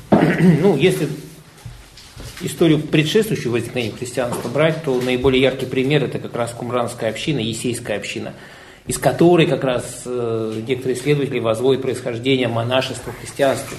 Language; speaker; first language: Russian; native; Russian